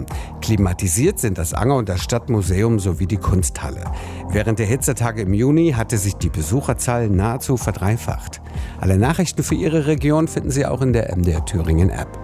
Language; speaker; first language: German; native; German